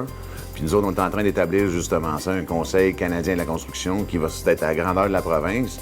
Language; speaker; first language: French; native; French